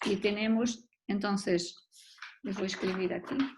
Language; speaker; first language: Spanish; non-native, learner; Portuguese